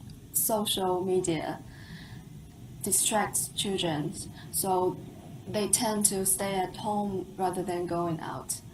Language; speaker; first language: English; non-native, fluent; Chinese